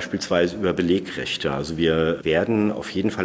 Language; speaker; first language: German; native; German